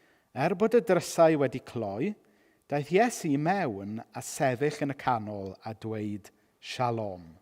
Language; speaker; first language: Welsh; native; Welsh